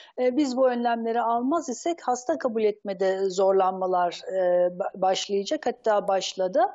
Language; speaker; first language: Turkish; native; Turkish